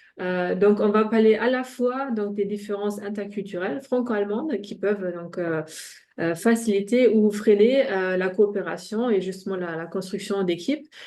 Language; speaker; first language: French; non-native, fluent; German